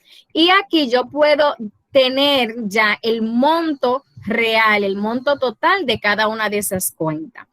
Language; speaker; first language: Spanish; native; Spanish